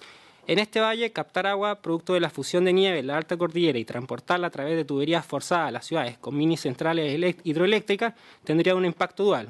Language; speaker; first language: Spanish; native; Spanish